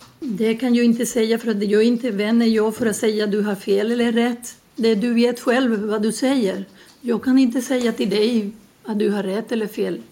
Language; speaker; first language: Swedish; non-native, learner; Spanish